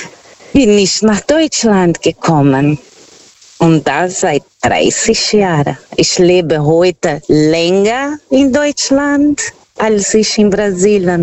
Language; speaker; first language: German; non-native, fluent; Portuguese